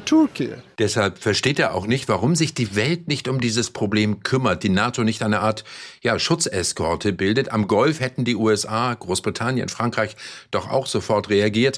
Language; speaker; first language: German; native; German